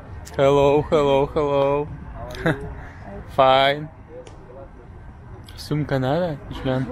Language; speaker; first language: Russian; native; Russian